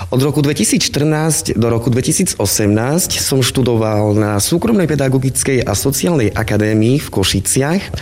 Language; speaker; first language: Slovak; non-native, local second language; Romany